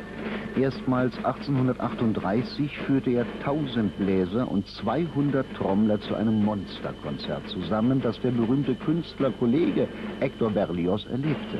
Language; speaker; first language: German; native; German